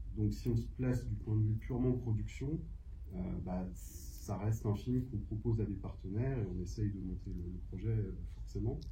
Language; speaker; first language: French; native; French